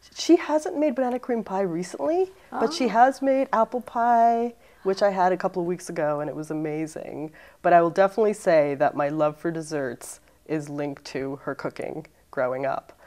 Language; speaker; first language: English; native; English